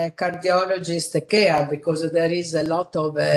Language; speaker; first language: English; non-native, fluent; Italian